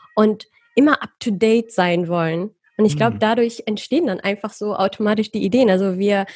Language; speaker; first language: German; early bilingual, other home language; Persian